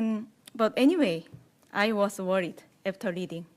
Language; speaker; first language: English; non-native, learner; Korean